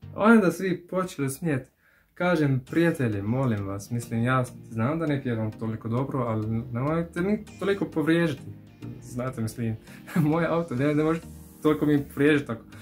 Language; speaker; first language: Bosnian; non-native, fluent; Arabic